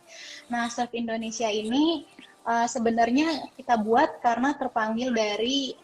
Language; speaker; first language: Indonesian; native; Indonesian